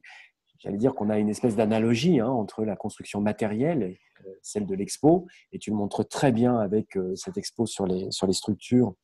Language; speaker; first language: French; native; French